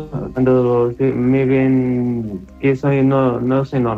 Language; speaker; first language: Spanish; non-native, learner; Arabic